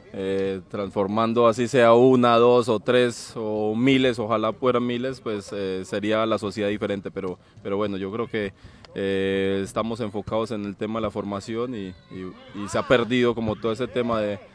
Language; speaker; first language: Spanish; native; Spanish